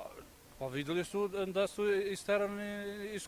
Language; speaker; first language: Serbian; non-native, local second language; Albanian